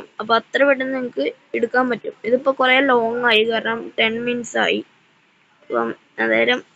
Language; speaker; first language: Malayalam; native; Malayalam